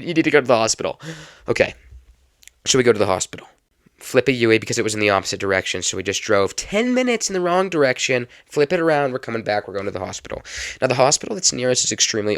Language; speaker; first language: English; native; English